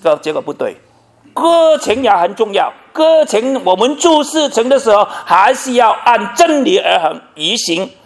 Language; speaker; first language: Chinese; non-native, local second language; Cantonese